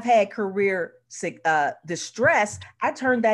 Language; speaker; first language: English; native; English